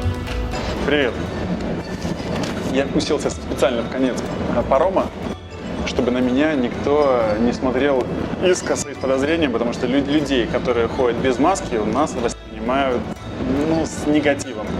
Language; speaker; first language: Russian; native; Russian